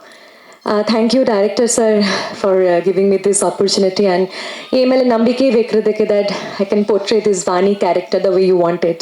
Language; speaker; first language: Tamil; non-native, fluent; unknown